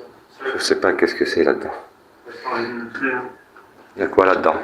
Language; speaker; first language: French; native; French